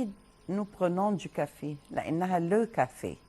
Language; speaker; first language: French; non-native, fluent; Arabic